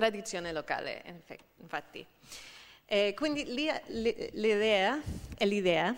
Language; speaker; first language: Italian; non-native, fluent; English